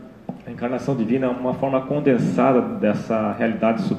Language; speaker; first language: Portuguese; native; Portuguese